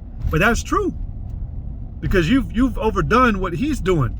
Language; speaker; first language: English; native; English